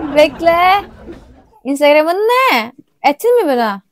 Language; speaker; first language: Turkish; non-native, learner; Indonesian